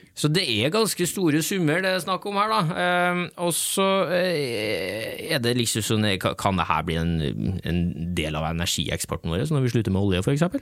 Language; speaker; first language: Norwegian; native; Norwegian